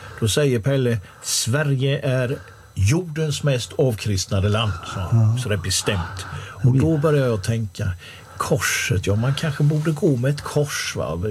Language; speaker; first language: Swedish; native; Swedish